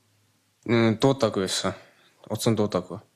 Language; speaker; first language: Mongolian; early bilingual, heritage; Mongolian